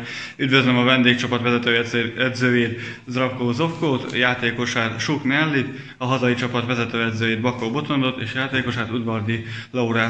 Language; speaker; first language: Hungarian; native; Hungarian